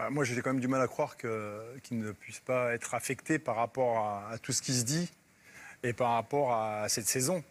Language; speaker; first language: French; native; French